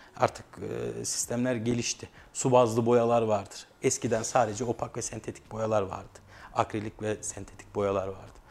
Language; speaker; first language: Turkish; native; Turkish